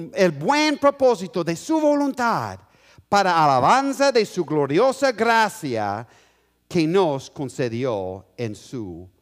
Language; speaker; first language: Spanish; non-native, fluent; English